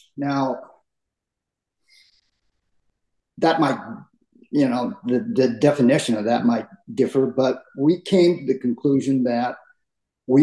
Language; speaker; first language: English; native; English